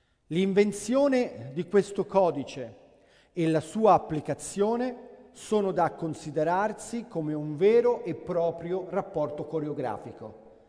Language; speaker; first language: Italian; native; Italian